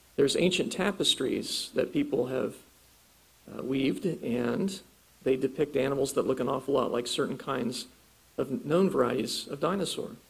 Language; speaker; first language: English; native; English